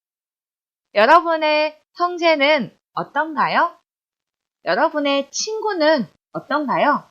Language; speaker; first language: Korean; native; Korean